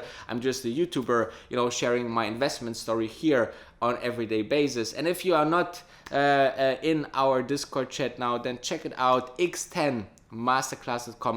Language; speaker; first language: English; non-native, fluent; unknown